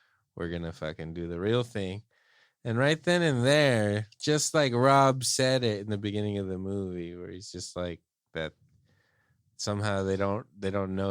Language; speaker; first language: English; native; English